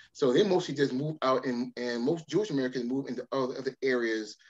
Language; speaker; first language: English; native; English